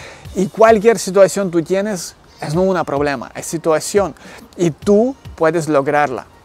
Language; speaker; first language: Spanish; non-native, learner; Ukrainian